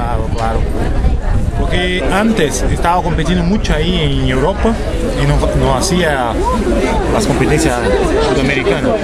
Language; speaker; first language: Spanish; non-native, learner; Portuguese